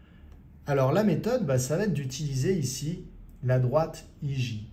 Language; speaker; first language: French; native; French